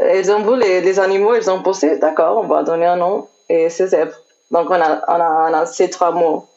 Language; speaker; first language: French; non-native, learner; Portuguese